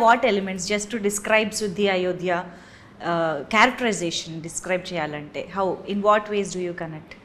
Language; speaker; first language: Telugu; native; Telugu